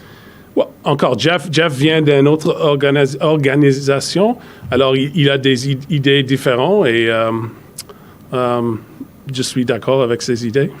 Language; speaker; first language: French; non-native, fluent; English